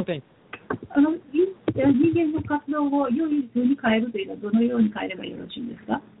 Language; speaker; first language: Japanese; native; Japanese